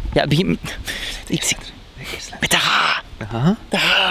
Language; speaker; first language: Dutch; native; Dutch